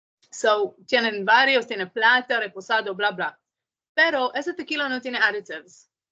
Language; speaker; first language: Spanish; non-native, learner; English